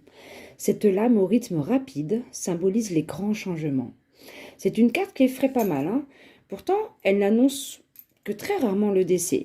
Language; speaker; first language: French; native; French